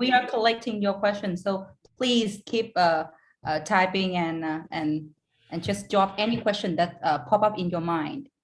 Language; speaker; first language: English; non-native, fluent; Vietnamese